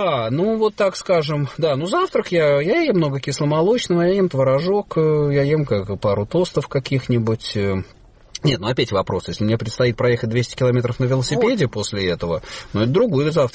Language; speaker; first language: Russian; native; Russian